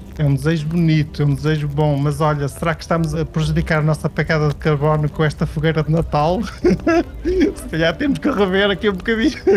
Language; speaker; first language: Portuguese; early bilingual, heritage; Portuguese